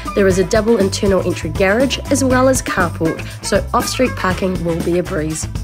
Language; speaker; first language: English; native; English